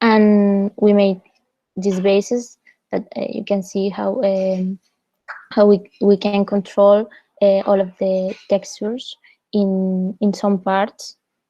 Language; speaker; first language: English; non-native, fluent; Spanish